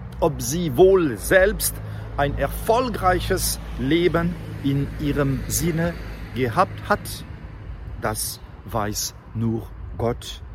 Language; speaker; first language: German; non-native, fluent; French